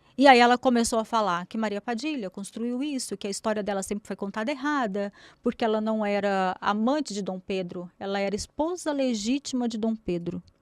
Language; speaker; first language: Portuguese; native; Portuguese